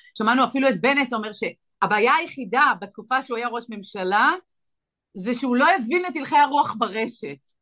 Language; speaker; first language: Hebrew; native; Hebrew